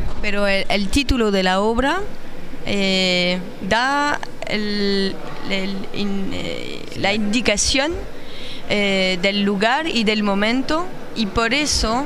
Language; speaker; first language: Spanish; non-native, learner; French